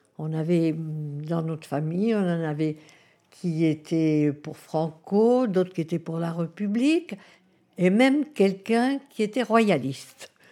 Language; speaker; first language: French; early bilingual, other home language; Spanish